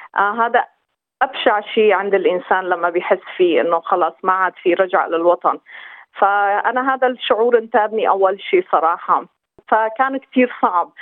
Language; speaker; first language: Arabic; non-native, local second language; Kurdish